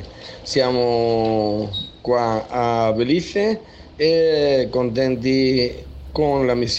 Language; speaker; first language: Italian; non-native, learner; Spanish